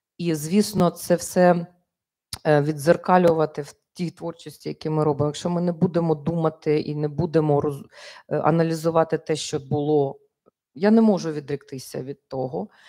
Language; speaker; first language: Ukrainian; native; Ukrainian